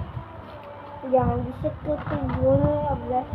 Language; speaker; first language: Indonesian; non-native, local second language; Banjar